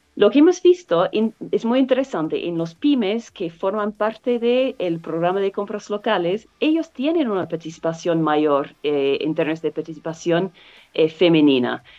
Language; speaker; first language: Spanish; non-native, fluent; English